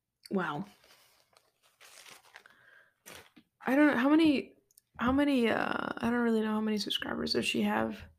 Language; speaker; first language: English; early bilingual, other home language; Spanish